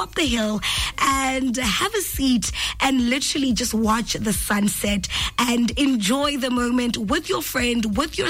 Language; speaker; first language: English; non-native, local second language; Tswana